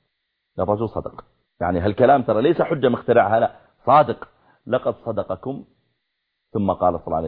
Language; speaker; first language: Arabic; native; Arabic